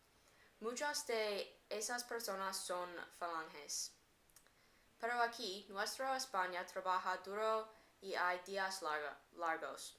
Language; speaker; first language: Spanish; non-native, learner; English